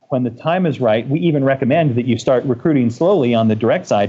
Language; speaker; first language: English; native; English